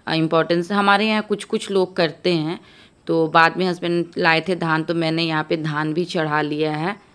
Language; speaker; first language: Hindi; native; Hindi